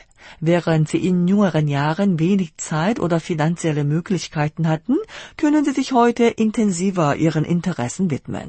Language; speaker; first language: German; non-native, fluent; Korean